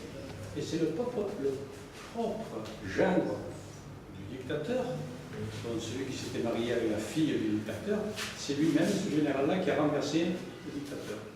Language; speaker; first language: French; native; French